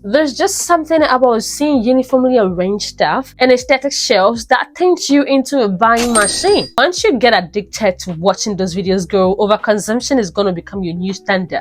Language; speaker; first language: English; native; English